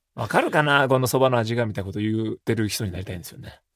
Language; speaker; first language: Japanese; native; Japanese